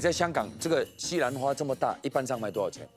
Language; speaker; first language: Chinese; native; Chinese